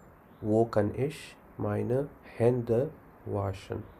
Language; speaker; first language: German; non-native, fluent; Pashto